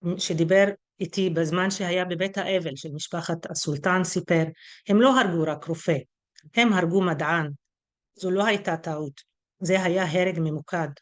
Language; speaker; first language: Hebrew; non-native, local second language; Arabic